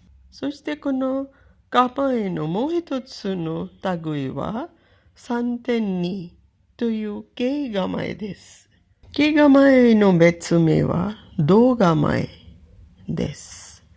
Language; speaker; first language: Japanese; non-native, fluent; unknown